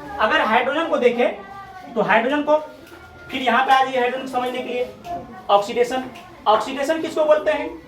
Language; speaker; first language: Hindi; native; Hindi